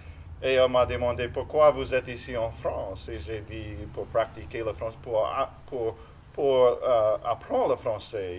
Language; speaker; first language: French; non-native, local second language; English